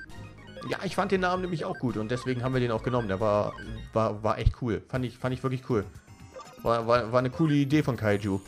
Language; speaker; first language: German; native; German